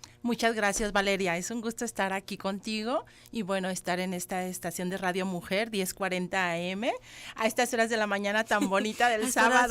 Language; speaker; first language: Spanish; native; Spanish